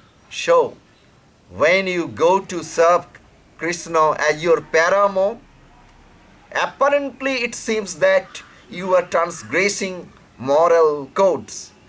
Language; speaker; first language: English; non-native, local second language; Bangla